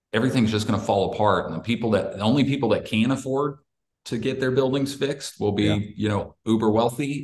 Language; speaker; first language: English; native; English